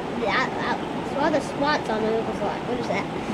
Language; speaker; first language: English; native; English